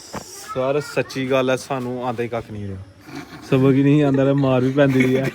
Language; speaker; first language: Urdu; non-native, local second language; Punjabi